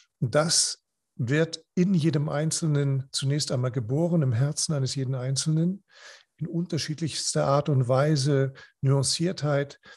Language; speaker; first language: German; non-native, fluent; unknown